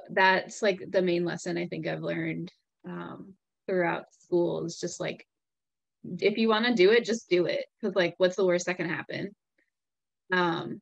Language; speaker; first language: English; native; English